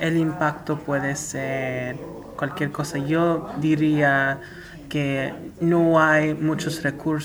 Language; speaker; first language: Spanish; early bilingual, heritage; Spanish